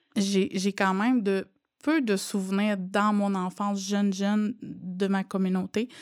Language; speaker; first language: French; non-native, local second language; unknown